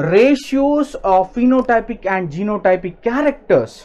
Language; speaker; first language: English; non-native, local second language; Kannada